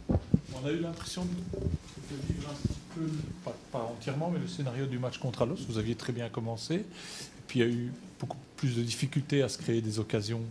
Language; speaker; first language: French; native; French